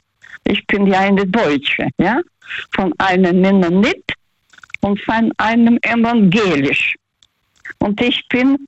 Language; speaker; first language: German; non-native, fluent; Russian